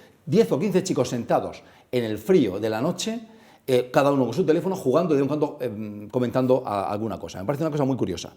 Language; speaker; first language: Spanish; native; Spanish